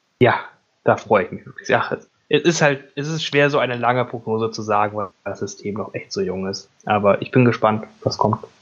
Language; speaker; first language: German; native; German